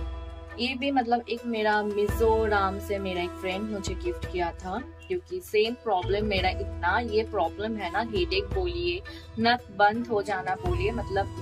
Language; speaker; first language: Hindi; non-native, local second language; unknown